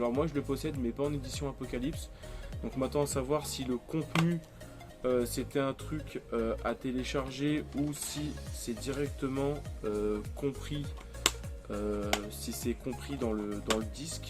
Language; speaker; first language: French; native; French